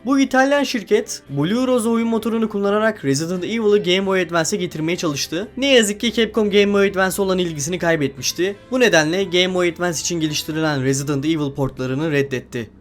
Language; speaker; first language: Turkish; native; Turkish